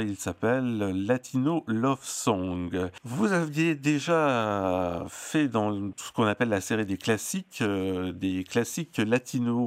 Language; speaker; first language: French; native; French